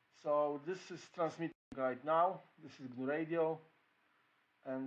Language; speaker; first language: English; native; English